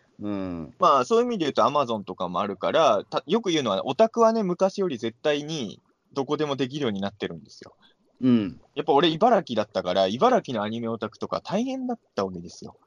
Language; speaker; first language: Japanese; native; Japanese